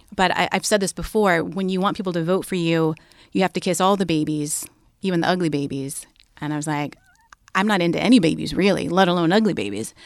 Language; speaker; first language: English; native; English